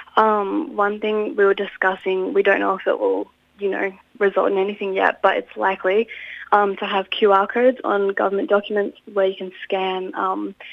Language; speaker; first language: English; native; English